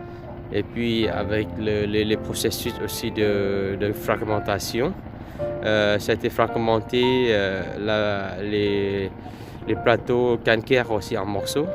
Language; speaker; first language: French; non-native, fluent; Vietnamese